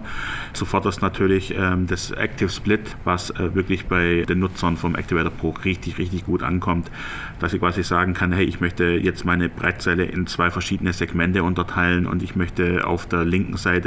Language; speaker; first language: German; native; German